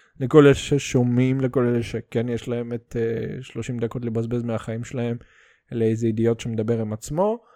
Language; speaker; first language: Hebrew; early bilingual, other home language; Russian